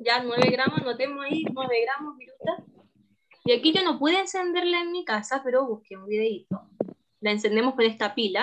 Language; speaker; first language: Spanish; native; Spanish